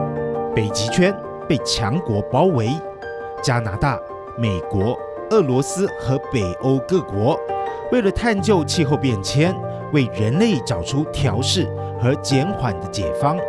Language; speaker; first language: Chinese; native; Chinese